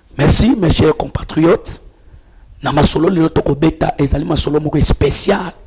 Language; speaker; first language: Lingala; native; Lingala